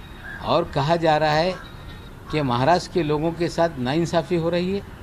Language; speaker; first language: Hindi; native; Hindi